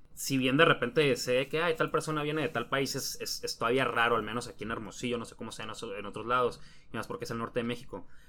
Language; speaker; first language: Spanish; native; Spanish